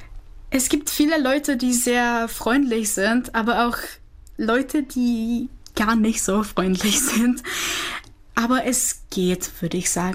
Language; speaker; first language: German; non-native, fluent; Czech